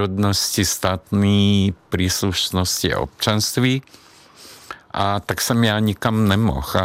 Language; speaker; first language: Czech; non-native, fluent; Hungarian